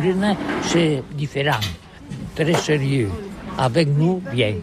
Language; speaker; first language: French; non-native, learner; Catalan